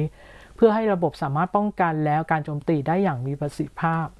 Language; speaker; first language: Thai; native; Thai